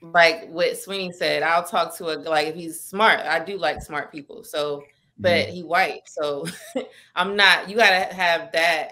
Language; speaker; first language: English; native; English